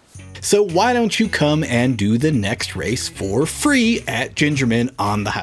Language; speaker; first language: English; native; English